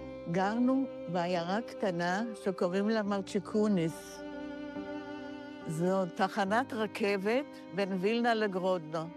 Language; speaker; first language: Hebrew; non-native, fluent; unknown